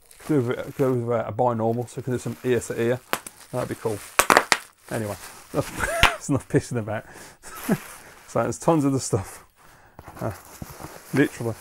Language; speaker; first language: English; native; English